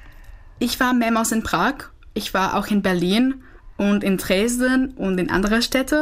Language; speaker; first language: German; non-native, fluent; Czech